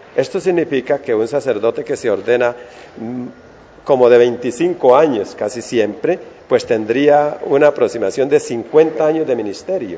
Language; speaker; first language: Spanish; native; Spanish